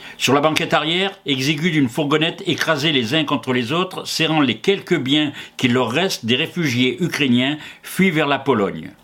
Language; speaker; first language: French; native; French